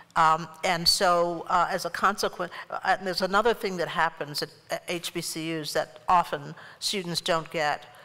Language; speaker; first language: English; native; English